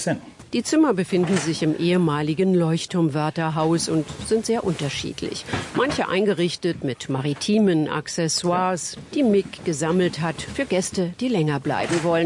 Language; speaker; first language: German; native; German